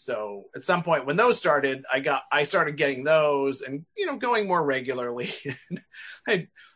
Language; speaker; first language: English; native; English